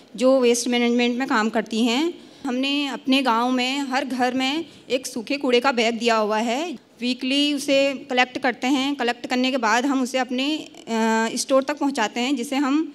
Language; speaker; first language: Hindi; native; Hindi